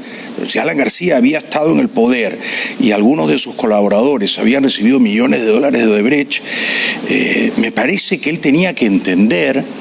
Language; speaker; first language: Spanish; native; Spanish